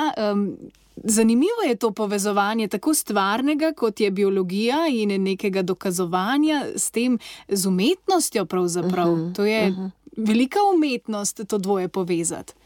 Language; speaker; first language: Slovenian; native; Slovenian